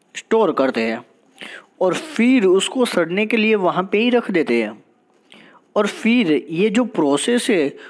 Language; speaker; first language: Hindi; non-native, local second language; Gujarati